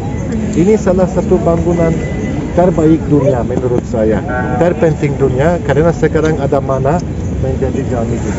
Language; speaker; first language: Indonesian; non-native, learner; Turkish